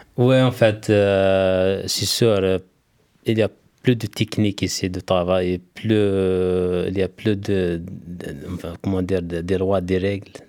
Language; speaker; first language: French; non-native, local second language; Kabyle